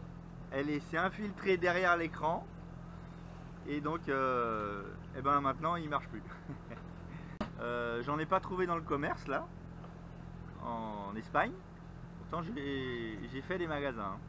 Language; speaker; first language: French; native; French